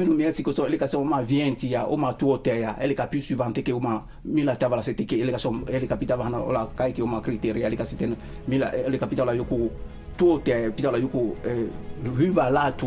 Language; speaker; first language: Finnish; non-native, learner; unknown